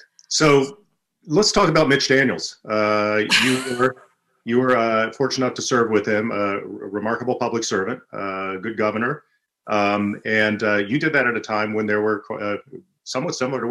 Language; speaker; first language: English; native; English